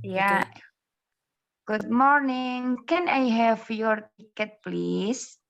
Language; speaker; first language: English; non-native, learner; Indonesian